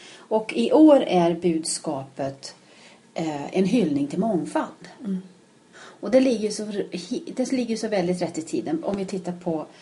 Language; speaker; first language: Swedish; early bilingual, other home language; Finnish